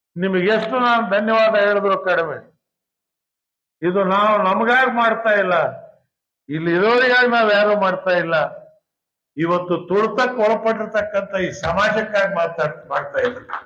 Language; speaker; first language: Kannada; non-native, local second language; Urdu